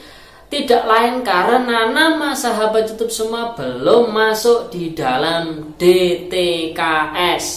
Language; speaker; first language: Indonesian; native; Indonesian